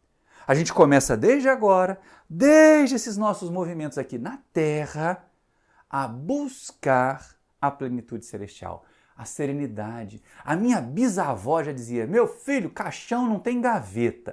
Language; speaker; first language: Portuguese; native; Portuguese